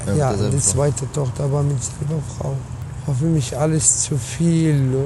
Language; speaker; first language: German; non-native, learner; Arabic